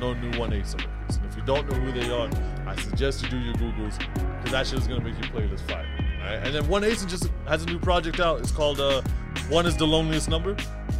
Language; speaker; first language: English; native; English